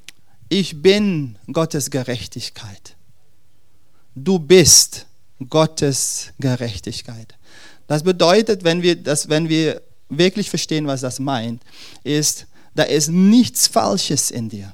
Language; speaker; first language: German; non-native, fluent; Dutch